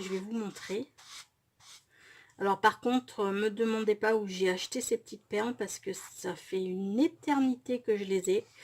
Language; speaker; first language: French; native; French